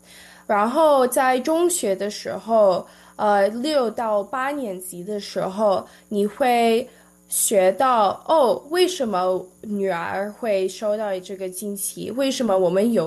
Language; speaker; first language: Chinese; early bilingual, heritage; Chinese